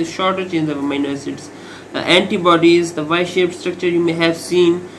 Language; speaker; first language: English; non-native, local second language; Urdu